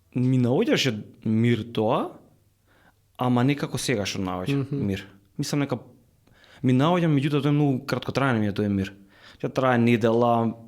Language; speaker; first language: Macedonian; native; Macedonian